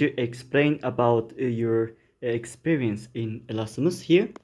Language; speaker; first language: English; non-native, learner; Japanese